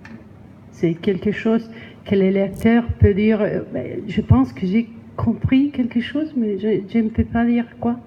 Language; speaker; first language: French; non-native, learner; Spanish